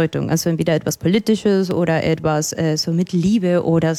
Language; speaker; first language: German; non-native, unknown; Spanish